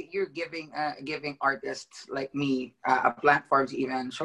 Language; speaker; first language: English; non-native, local second language; Filipino